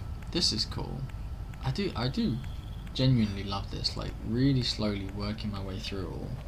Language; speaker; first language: English; native; English